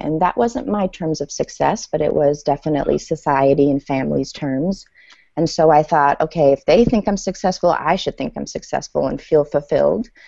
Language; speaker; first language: English; early bilingual, other home language; Persian